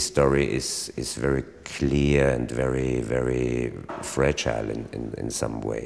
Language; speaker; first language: English; non-native, fluent; German